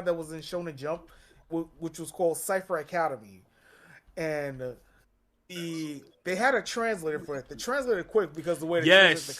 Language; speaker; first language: English; native; English